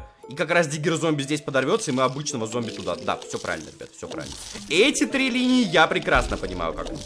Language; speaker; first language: Russian; native; Russian